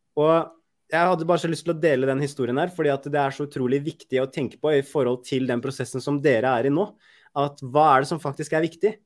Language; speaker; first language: Norwegian; native; Norwegian